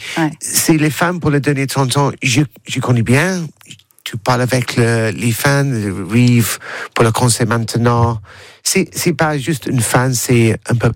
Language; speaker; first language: French; non-native, learner; English